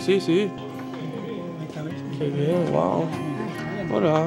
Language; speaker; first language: Spanish; non-native, learner; Japanese